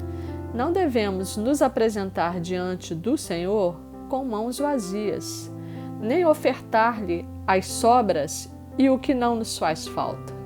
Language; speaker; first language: Portuguese; native; Portuguese